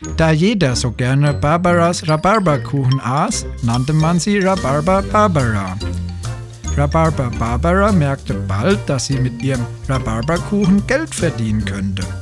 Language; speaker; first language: German; native; German